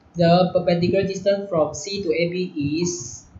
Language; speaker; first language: English; non-native, local second language; Chinese